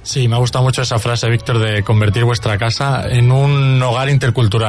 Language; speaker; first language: Spanish; native; Spanish